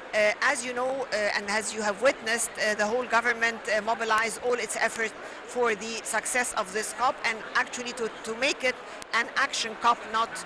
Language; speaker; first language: English; non-native, fluent; Arabic